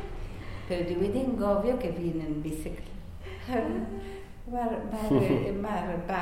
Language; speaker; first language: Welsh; non-native, local second language; Spanish